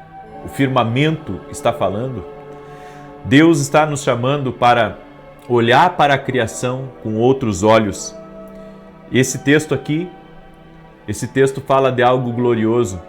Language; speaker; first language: Portuguese; native; Portuguese